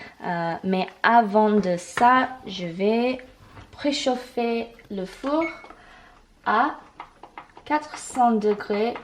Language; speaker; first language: French; non-native, learner; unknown